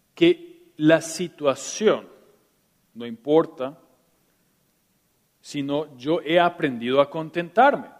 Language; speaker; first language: Spanish; non-native, local second language; German